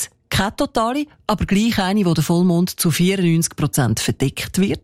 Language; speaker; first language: German; native; German